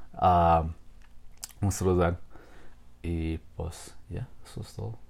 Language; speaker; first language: Spanish; non-native, fluent; English